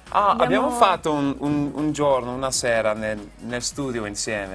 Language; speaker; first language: Italian; non-native, fluent; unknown